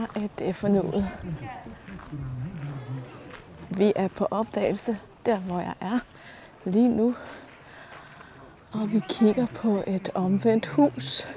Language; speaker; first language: Danish; non-native, fluent; Polish